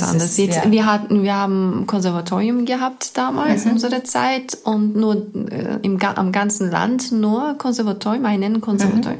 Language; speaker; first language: German; non-native, fluent; Turkish